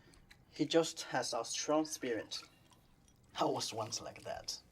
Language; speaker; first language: English; non-native, learner; Chinese